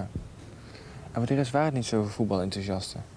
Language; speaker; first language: Dutch; native; Dutch